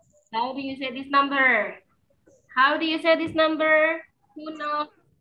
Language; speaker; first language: English; non-native, fluent; Indonesian